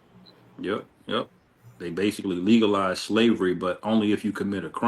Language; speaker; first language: English; native; English